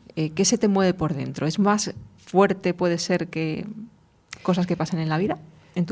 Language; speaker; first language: Spanish; native; Spanish